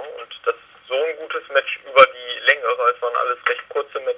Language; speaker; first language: German; native; German